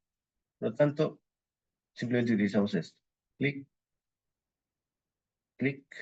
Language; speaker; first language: Spanish; native; Spanish